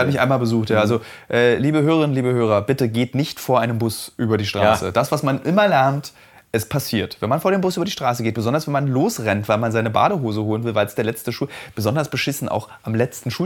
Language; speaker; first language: German; native; German